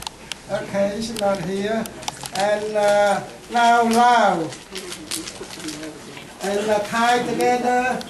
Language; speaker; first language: English; non-native, fluent; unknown